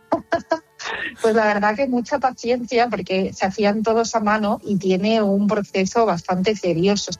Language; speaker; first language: Spanish; native; Spanish